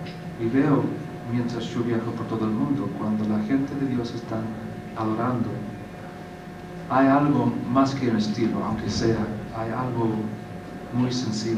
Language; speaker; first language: Spanish; non-native, fluent; English